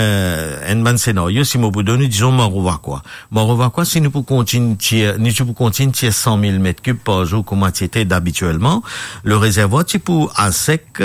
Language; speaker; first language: French; non-native, local second language; Morisyen